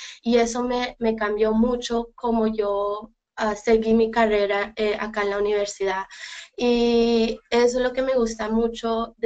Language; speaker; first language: Spanish; early bilingual, heritage; Spanish